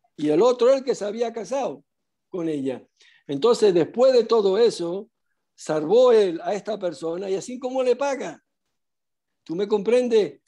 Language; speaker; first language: Spanish; non-native, fluent; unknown